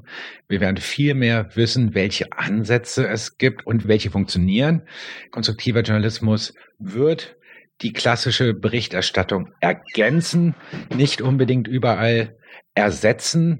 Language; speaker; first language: German; native; German